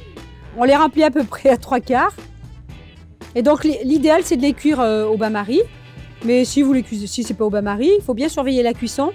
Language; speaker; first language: French; native; French